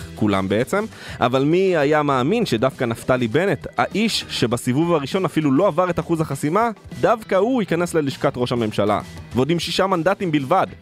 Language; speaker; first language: Hebrew; native; Hebrew